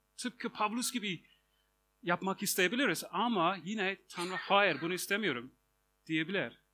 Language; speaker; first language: Turkish; non-native, fluent; English